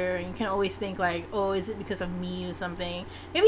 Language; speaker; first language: English; non-native, local second language; Malay